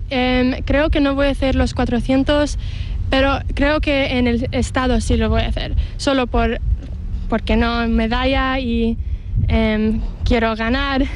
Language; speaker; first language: Spanish; early bilingual, heritage; English